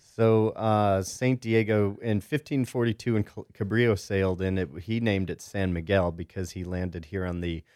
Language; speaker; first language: English; native; English